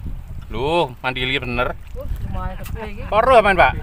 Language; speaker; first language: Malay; non-native, local second language; Javanese